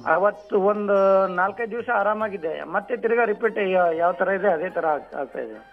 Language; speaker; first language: Kannada; native; Kannada